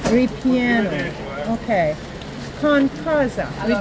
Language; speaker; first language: Italian; non-native, learner; English